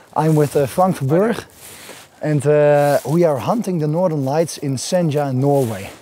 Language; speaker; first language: English; non-native, fluent; Dutch